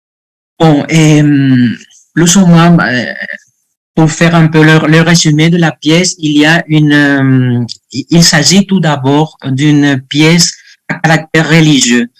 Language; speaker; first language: French; non-native, fluent; Spanish